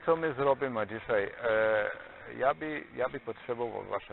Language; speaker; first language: Polish; non-native, learner; Slovenian